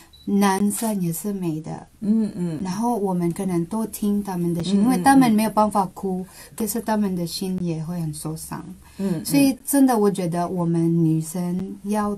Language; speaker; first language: Chinese; non-native, local second language; Cebuano